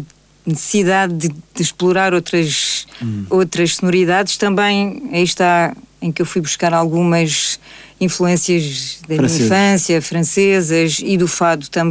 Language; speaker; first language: Portuguese; native; Portuguese